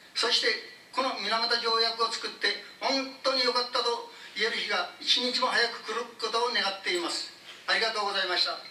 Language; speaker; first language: Japanese; native; Japanese